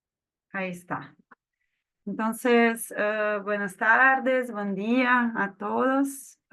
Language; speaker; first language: Spanish; non-native, fluent; Portuguese